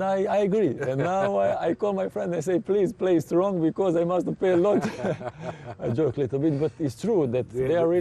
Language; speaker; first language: English; non-native, fluent; Serbian